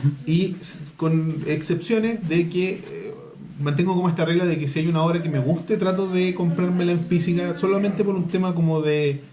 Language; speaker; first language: Spanish; native; Spanish